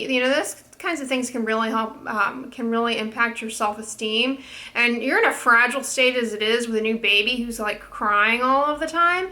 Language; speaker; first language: English; native; English